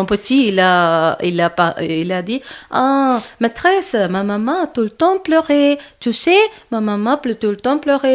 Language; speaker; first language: French; non-native, learner; Malayalam